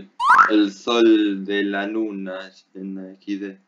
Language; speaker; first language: Spanish; native; Spanish